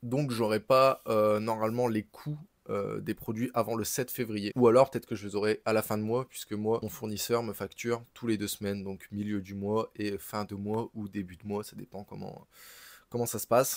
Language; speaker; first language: French; native; French